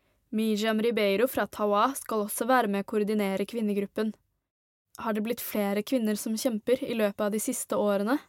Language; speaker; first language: Norwegian; native; Norwegian